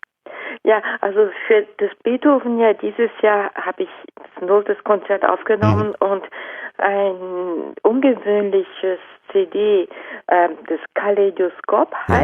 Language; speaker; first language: German; non-native, fluent; Japanese